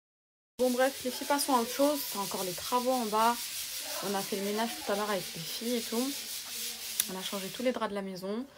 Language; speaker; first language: French; native; French